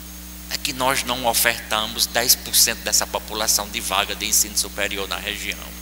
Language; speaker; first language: Portuguese; native; Portuguese